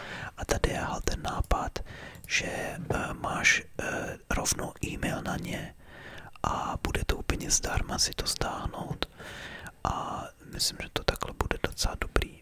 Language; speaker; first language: Czech; early bilingual, heritage; Czech